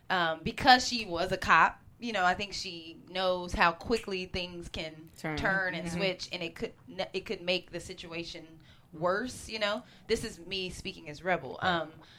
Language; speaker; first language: English; native; English